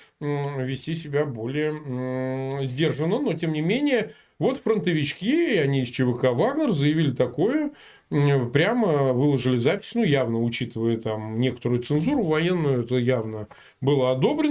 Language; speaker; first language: Russian; native; Russian